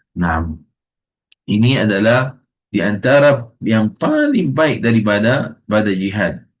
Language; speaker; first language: Malay; non-native, fluent; Arabic